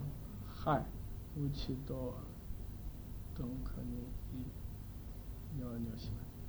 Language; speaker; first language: Japanese; non-native, learner; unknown